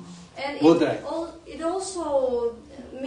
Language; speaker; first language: English; non-native, learner; Russian